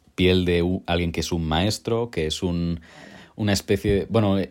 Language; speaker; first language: Spanish; native; Spanish